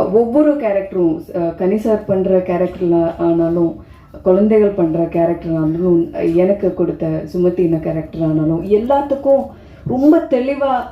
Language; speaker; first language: Tamil; non-native, fluent; Malayalam